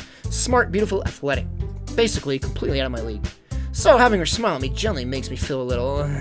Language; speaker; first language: English; native; English